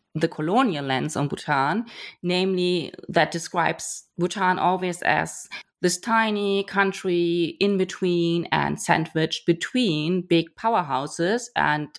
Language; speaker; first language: English; non-native, fluent; German